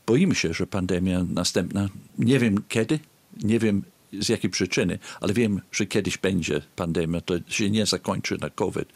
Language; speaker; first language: Polish; early bilingual, heritage; Polish